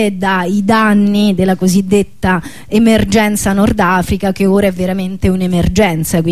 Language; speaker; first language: Italian; native; Italian